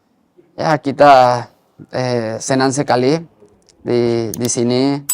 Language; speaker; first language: Indonesian; non-native, learner; Spanish